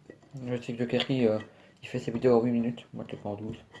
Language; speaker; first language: French; native; French